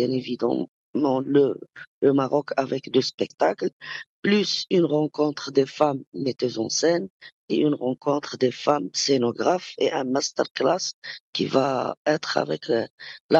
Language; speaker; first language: French; non-native, local second language; Arabic